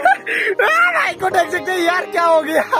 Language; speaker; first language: Hindi; non-native, local second language; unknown